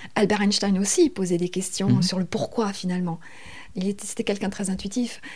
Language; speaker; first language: French; native; French